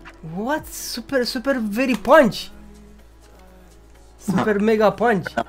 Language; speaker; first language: English; non-native, learner; Romanian